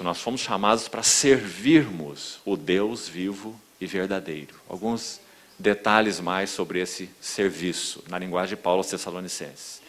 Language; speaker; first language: Portuguese; native; Portuguese